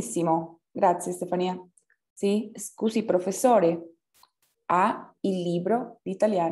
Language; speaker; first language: Italian; non-native, fluent; Spanish